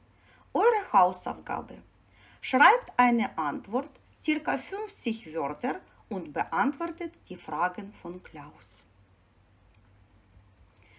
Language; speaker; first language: German; non-native, fluent; Ukrainian